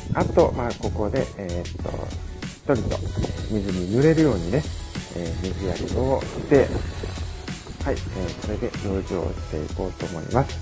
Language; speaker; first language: Japanese; native; Japanese